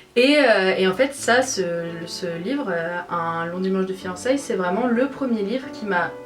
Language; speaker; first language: French; native; French